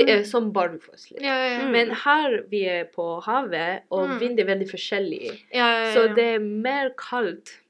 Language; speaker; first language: Norwegian; non-native, fluent; English